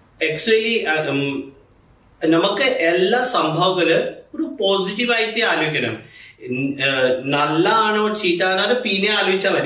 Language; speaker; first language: Malayalam; non-native, fluent; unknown